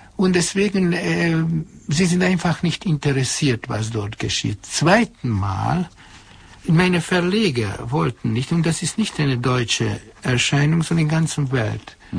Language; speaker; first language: German; non-native, fluent; Hungarian